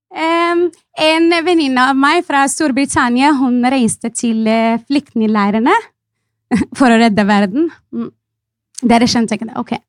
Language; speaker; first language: Norwegian; non-native, fluent; Arabic